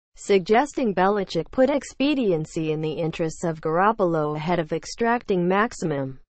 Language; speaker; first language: English; native; English